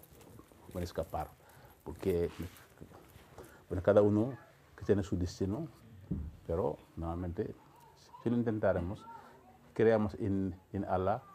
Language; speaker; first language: Spanish; non-native, fluent; Wolof